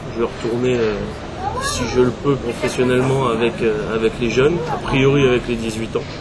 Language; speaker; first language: French; native; French